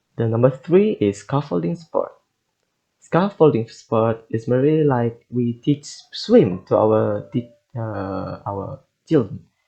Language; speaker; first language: English; non-native, learner; Indonesian